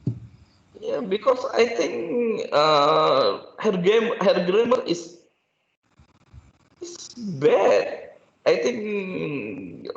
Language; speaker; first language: English; non-native, learner; Indonesian